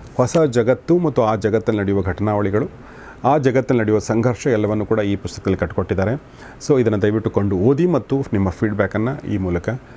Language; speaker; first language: Kannada; native; Kannada